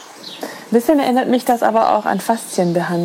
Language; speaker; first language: German; native; German